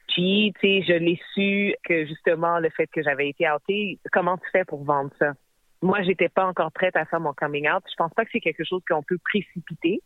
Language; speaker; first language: French; native; French